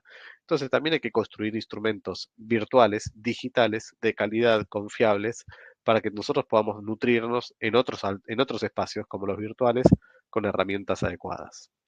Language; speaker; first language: Spanish; native; Spanish